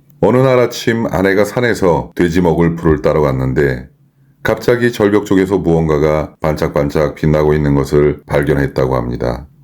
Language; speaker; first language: Korean; native; Korean